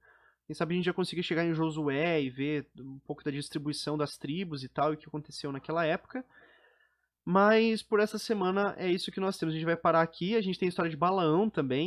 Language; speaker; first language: Portuguese; native; Portuguese